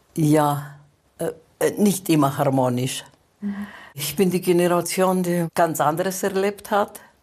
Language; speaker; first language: German; non-native, fluent; Greek